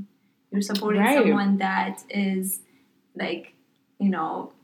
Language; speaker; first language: English; non-native, fluent; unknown